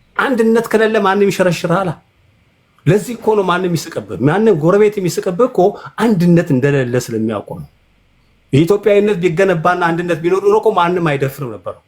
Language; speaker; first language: Amharic; native; Amharic